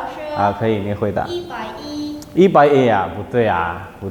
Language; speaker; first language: Chinese; non-native, fluent; Indonesian